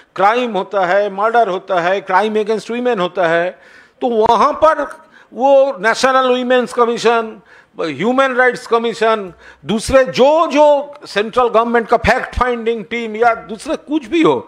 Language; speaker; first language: Hindi; non-native, local second language; Bangla